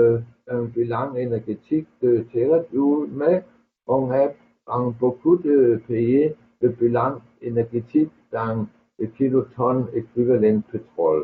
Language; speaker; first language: French; non-native, fluent; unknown